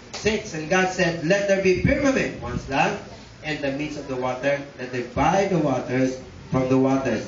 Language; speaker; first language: English; non-native, local second language; Filipino